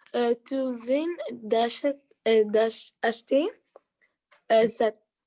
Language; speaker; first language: French; non-native, learner; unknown